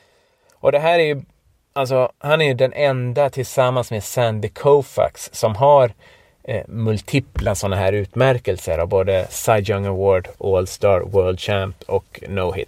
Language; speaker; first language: Swedish; native; Swedish